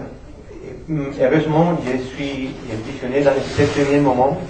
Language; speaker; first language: French; non-native, fluent; Spanish